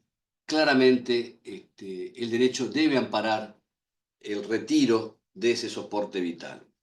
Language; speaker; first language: Spanish; native; Spanish